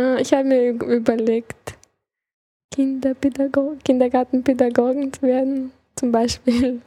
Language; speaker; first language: German; early bilingual, other home language; Chechen